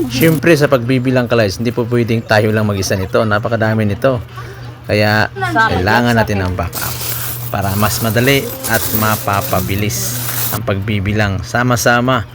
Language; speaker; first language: Filipino; non-native, local second language; Cebuano